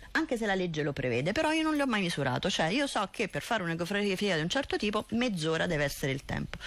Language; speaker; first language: Italian; native; Italian